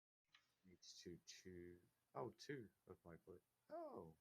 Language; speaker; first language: English; native; English